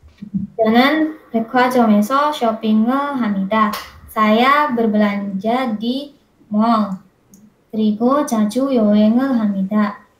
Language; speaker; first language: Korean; non-native, learner; Indonesian